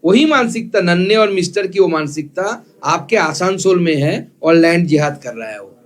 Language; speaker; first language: Hindi; non-native, local second language; Bangla